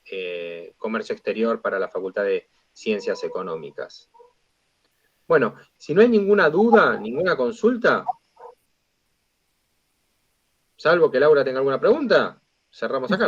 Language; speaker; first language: Spanish; native; Spanish